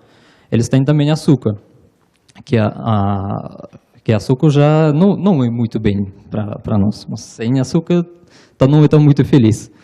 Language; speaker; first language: Portuguese; non-native, learner; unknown